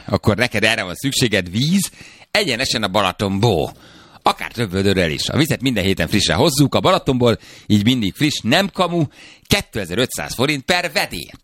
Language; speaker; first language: Hungarian; native; Hungarian